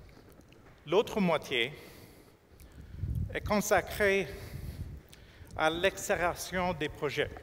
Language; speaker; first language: French; non-native, fluent; English